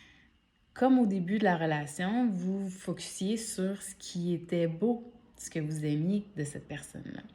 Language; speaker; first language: French; native; French